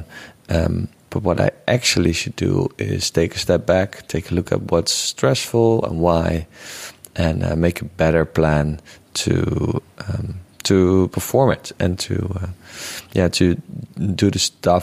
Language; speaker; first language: English; non-native, fluent; Dutch